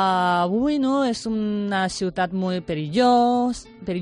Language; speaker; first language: Catalan; non-native, learner; Japanese